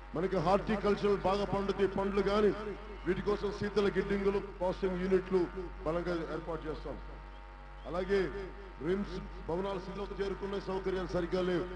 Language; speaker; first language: Telugu; native; Telugu